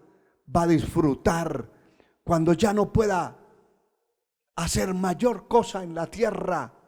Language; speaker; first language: Spanish; native; Spanish